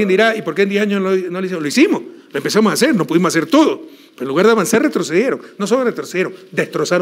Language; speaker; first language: Spanish; native; Spanish